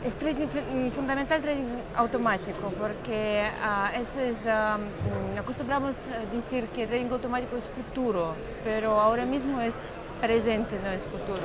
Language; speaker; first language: Spanish; non-native, fluent; Russian